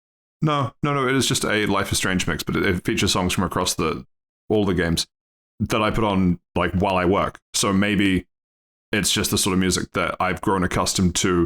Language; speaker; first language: English; native; English